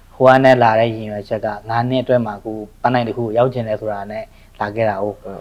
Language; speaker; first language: Burmese; native; Burmese